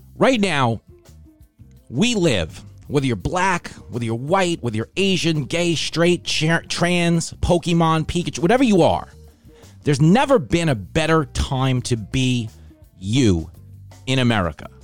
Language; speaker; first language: English; native; English